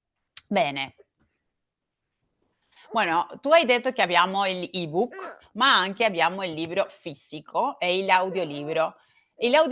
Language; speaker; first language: Italian; non-native, learner; Spanish